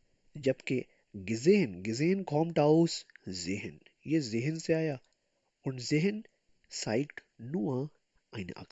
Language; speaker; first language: German; non-native, fluent; Urdu